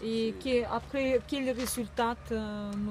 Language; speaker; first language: French; non-native, learner; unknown